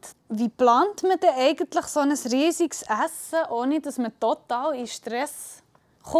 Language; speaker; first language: German; native; German